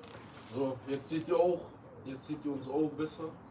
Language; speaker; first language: German; early bilingual, other home language; Kurdish